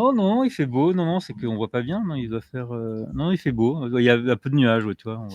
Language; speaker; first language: French; native; French